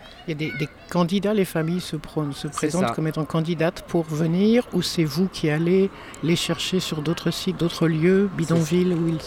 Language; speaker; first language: French; native; French